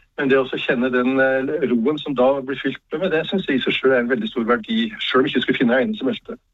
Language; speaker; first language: Norwegian; native; Norwegian